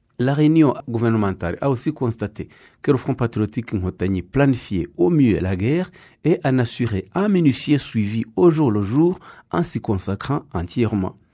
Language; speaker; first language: French; non-native, local second language; Kinyarwanda